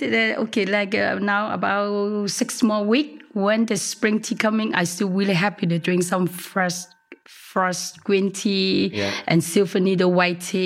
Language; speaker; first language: English; non-native, local second language; Cantonese